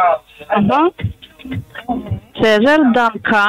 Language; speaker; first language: German; non-native, fluent; Polish